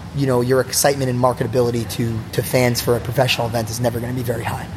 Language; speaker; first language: English; native; English